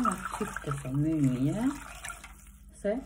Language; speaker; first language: Norwegian; non-native, learner; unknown